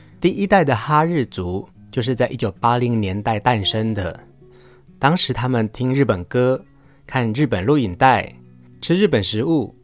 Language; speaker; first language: Chinese; native; Chinese